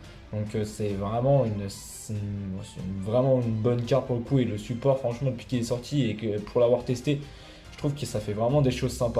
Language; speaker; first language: French; native; French